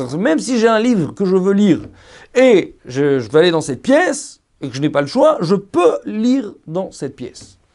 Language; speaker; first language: French; native; French